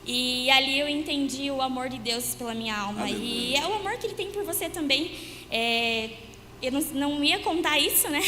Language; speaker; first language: Portuguese; native; Portuguese